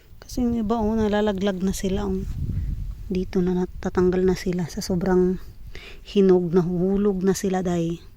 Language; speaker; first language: Filipino; non-native, local second language; Cebuano